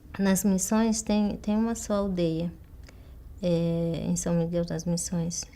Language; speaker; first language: Portuguese; non-native, local second language; Guarani